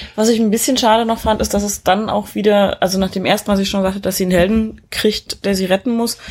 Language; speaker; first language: German; native; German